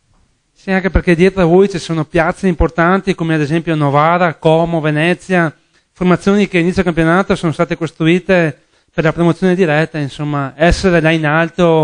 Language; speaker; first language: Italian; native; Italian